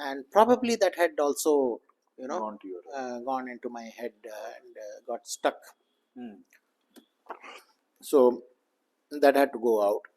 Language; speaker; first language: English; non-native, local second language; Kannada